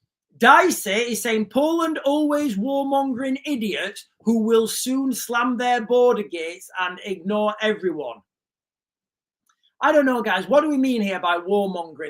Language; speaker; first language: English; native; English